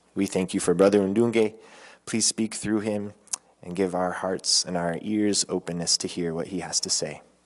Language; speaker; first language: English; native; English